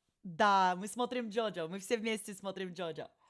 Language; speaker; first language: Russian; early bilingual, heritage; Russian